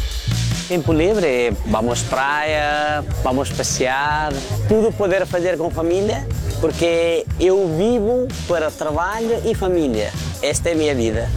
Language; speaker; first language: Portuguese; non-native, learner; Nepali